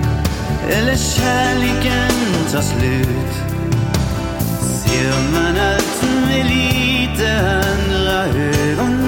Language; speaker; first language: Swedish; non-native, fluent; Russian